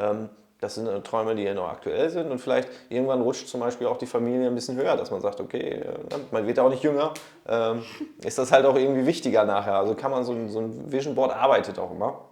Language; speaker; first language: German; native; German